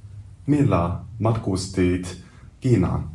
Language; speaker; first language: Finnish; non-native, fluent; Chinese